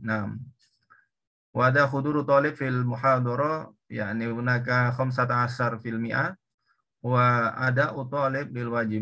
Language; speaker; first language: Arabic; non-native, learner; Indonesian